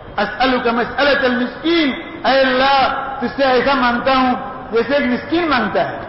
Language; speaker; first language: Urdu; non-native, local second language; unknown